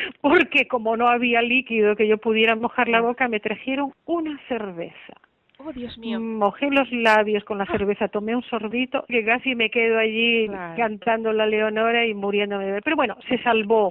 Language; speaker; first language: Spanish; native; Spanish